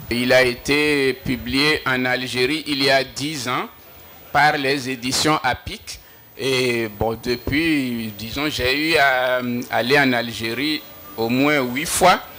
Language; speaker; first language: French; non-native, local second language; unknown